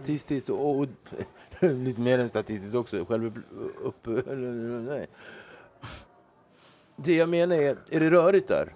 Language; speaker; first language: Swedish; native; Swedish